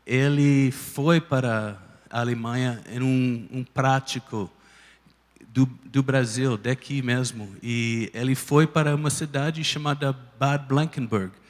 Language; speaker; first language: Portuguese; non-native, fluent; English